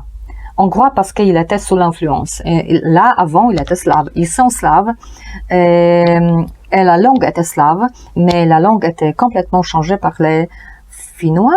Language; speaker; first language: French; non-native, learner; Polish